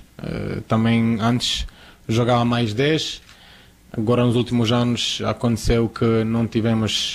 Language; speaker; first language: Portuguese; non-native, fluent; Croatian